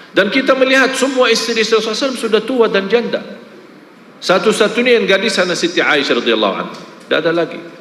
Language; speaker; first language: Malay; non-native, fluent; Arabic